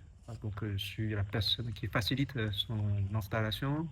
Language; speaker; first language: French; non-native, fluent; Chinese